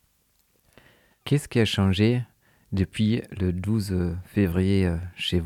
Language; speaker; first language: French; native; French